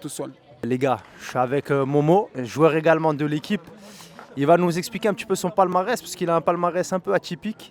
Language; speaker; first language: French; native; French